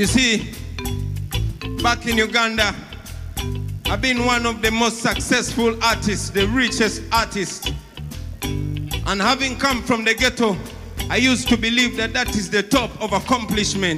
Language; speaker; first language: English; non-native, local second language; Ganda